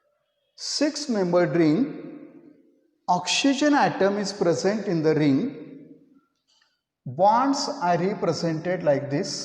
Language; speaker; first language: English; non-native, local second language; Marathi